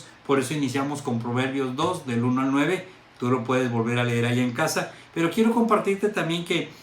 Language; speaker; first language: Spanish; native; Spanish